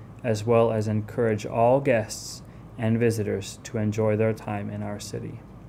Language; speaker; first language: English; native; English